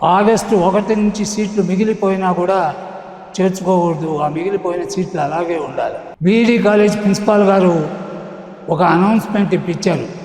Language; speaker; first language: Telugu; non-native, local second language; Tamil